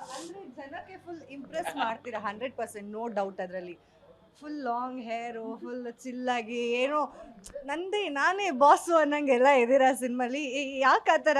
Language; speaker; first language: Kannada; native; Kannada